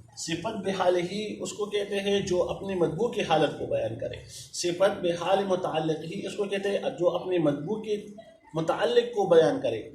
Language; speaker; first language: Urdu; non-native, local second language; Pashto